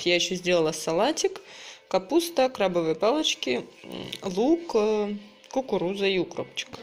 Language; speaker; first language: Russian; native; Russian